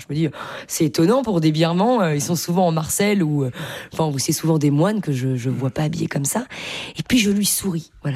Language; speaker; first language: French; native; French